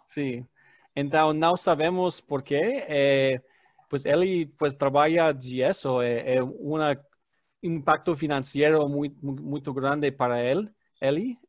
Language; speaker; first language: Portuguese; non-native, learner; English